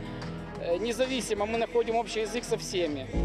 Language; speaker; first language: Russian; native; Russian